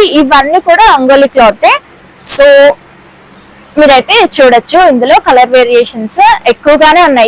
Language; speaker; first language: Telugu; native; Telugu